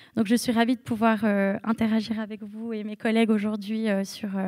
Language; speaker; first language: French; native; French